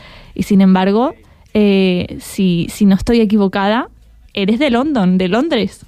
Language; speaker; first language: Spanish; native; Spanish